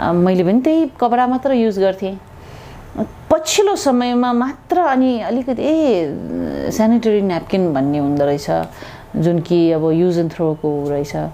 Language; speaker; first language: Nepali; non-native, local second language; Tibetan